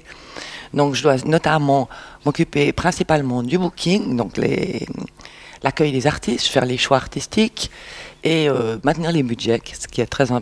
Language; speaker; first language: French; native; French